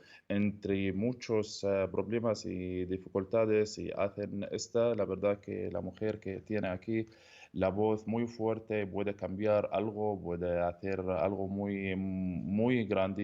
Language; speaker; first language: Spanish; non-native, learner; Arabic